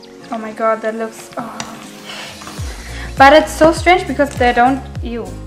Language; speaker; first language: English; non-native, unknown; German